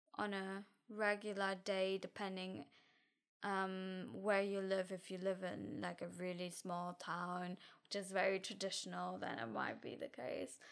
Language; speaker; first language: English; non-native, fluent; German